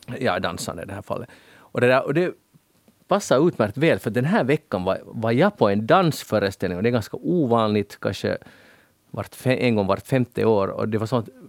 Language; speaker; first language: Swedish; native; Swedish